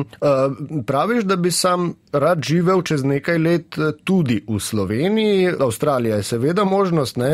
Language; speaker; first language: Slovenian; native; Slovenian